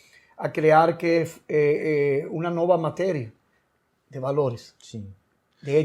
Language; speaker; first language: Portuguese; non-native, learner; Spanish